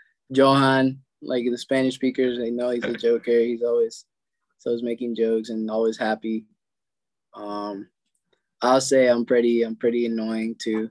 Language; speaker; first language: English; non-native, fluent; Spanish